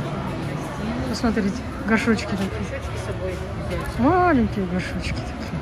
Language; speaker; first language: Russian; native; Russian